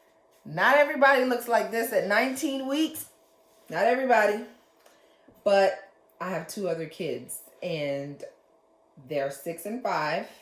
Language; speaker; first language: English; native; English